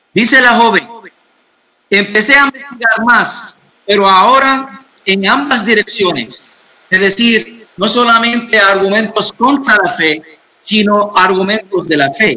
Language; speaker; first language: Spanish; non-native, fluent; Arabic